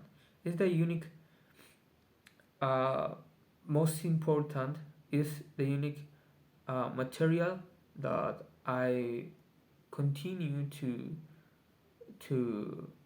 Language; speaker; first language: English; non-native, learner; Spanish